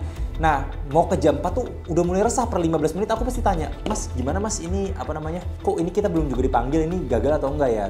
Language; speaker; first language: Indonesian; native; Indonesian